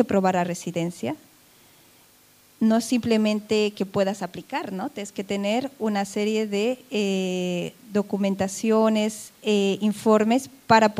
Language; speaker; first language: Spanish; native; Spanish